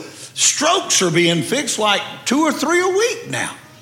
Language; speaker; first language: English; native; English